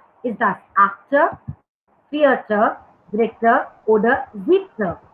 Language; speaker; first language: German; non-native, learner; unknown